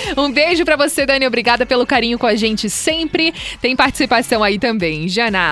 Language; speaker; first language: Portuguese; native; Portuguese